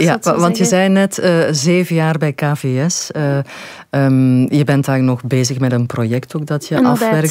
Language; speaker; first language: Dutch; native; Dutch